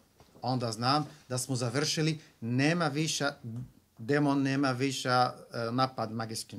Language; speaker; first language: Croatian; non-native, learner; Arabic